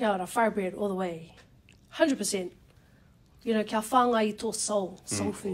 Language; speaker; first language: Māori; non-native, local second language; English